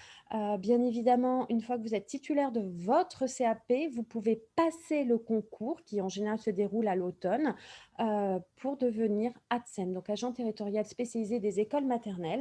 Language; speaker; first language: French; native; French